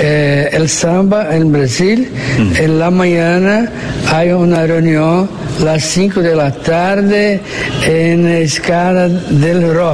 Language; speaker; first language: Spanish; non-native, learner; Portuguese